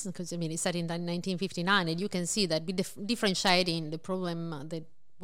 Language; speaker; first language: English; non-native, fluent; Italian